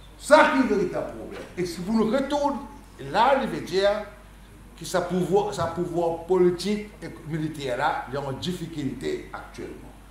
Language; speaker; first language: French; non-native, local second language; Morisyen